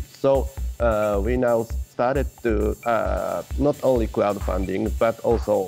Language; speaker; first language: English; non-native, learner; Japanese